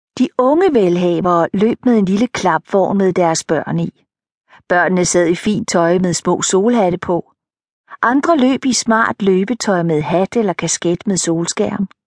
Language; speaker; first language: Danish; native; Danish